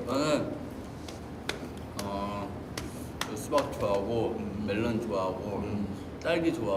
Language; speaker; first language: Korean; native; Korean